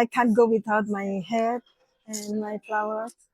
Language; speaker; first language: English; non-native, learner; Indonesian